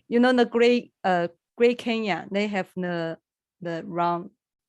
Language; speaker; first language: English; non-native, learner; Chinese